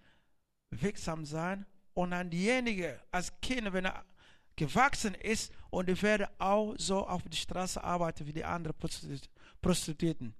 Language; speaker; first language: German; non-native, learner; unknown